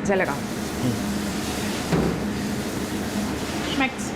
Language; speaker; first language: German; non-native, fluent; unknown